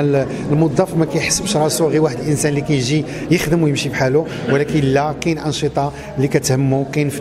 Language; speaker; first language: Arabic; native; Arabic